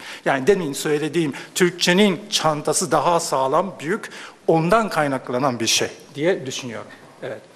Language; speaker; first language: Turkish; non-native, fluent; Japanese